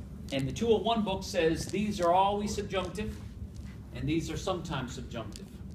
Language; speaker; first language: English; native; English